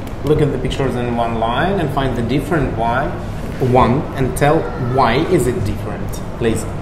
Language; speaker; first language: English; non-native, fluent; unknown